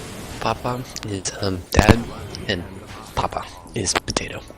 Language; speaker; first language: English; native; English